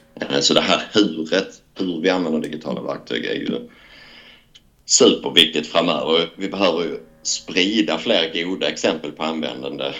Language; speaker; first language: Swedish; native; Swedish